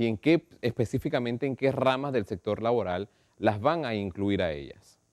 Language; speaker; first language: Spanish; native; Spanish